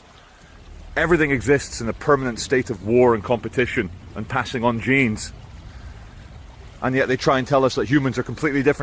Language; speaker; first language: English; native; English